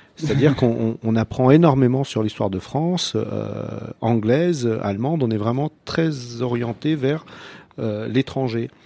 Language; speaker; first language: French; non-native, fluent; Croatian